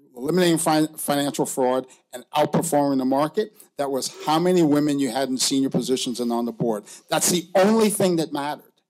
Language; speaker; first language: English; native; English